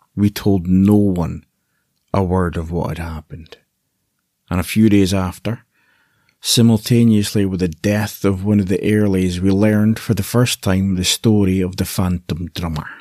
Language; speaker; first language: English; native; English